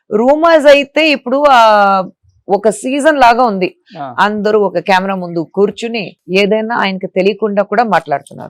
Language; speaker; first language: Telugu; non-native, fluent; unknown